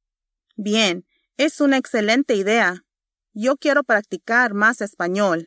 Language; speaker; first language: Spanish; non-native, learner; English